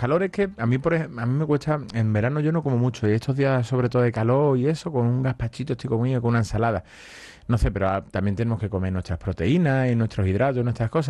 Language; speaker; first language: Spanish; native; Spanish